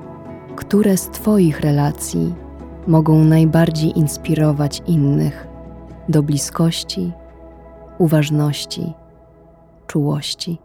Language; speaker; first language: Polish; native; Polish